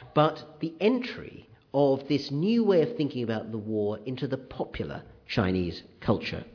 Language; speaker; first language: English; native; English